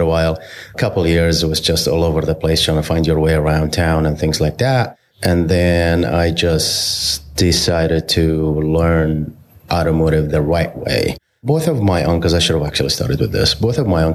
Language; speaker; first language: English; non-native, fluent; Arabic